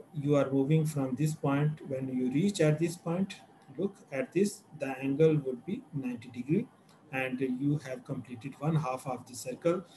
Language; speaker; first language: English; non-native, local second language; Urdu